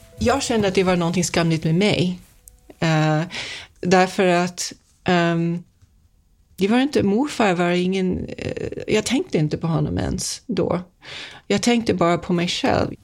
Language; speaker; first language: Swedish; non-native, fluent; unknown